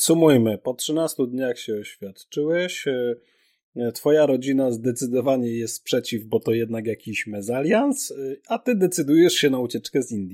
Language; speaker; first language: Polish; native; Polish